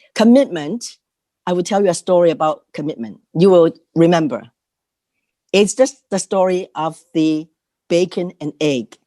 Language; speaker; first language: English; non-native, local second language; Cantonese